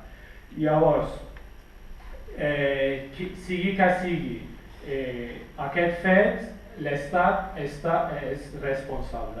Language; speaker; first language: Catalan; non-native, fluent; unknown